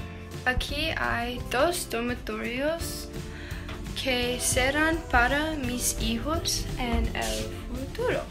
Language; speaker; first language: Spanish; non-native, learner; English